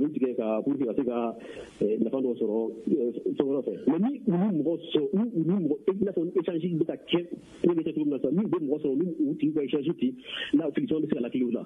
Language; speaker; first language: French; non-native, local second language; Bambara